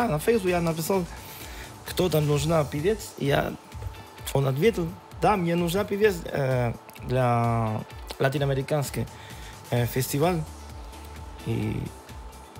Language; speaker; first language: Russian; non-native, learner; Spanish